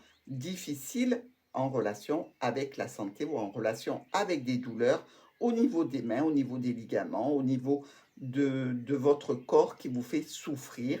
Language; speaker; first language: French; native; French